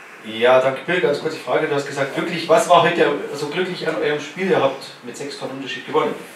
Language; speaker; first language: German; native; German